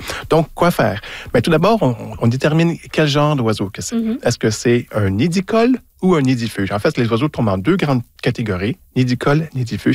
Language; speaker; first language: French; native; French